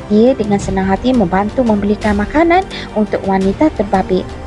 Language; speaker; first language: Malay; native; Malay